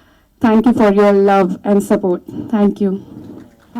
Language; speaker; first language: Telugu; non-native, learner; Hindi